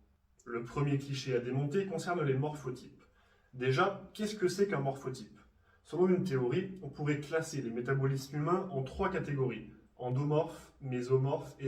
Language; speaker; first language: French; native; French